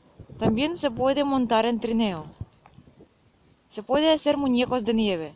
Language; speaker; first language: Spanish; non-native, fluent; Russian